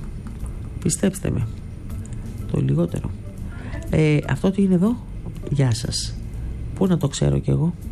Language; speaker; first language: Greek; native; Greek